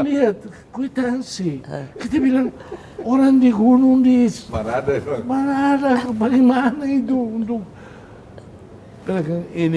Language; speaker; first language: Indonesian; non-native, fluent; Tetum